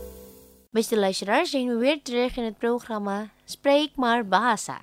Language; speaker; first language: Dutch; non-native, fluent; Indonesian